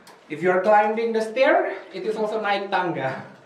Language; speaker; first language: English; non-native, fluent; Indonesian